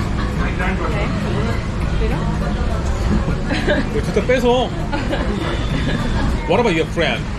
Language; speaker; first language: English; non-native, learner; Korean